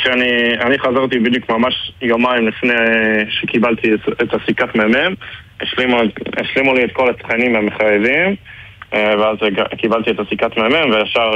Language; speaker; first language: Hebrew; non-native, fluent; English